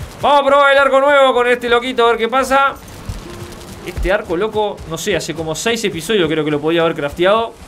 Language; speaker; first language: Spanish; native; Spanish